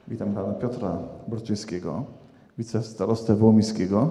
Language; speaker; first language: Polish; native; Polish